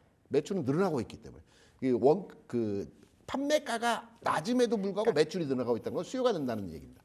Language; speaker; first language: Korean; native; Korean